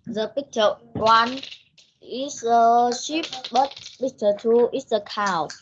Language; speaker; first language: English; non-native, learner; Vietnamese